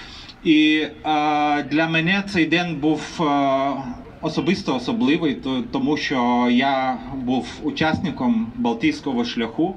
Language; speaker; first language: Ukrainian; non-native, fluent; Lithuanian